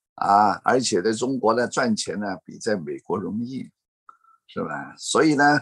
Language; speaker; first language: Chinese; non-native, fluent; Cantonese